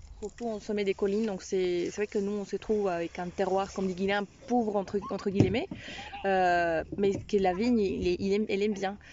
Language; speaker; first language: French; non-native, fluent; Spanish